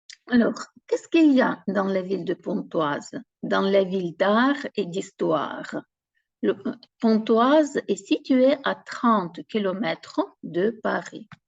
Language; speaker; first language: French; non-native, fluent; Ukrainian